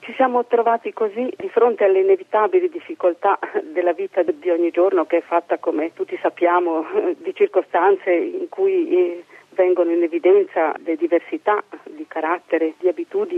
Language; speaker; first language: Italian; native; Italian